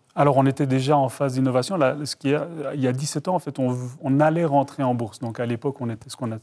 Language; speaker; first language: French; native; French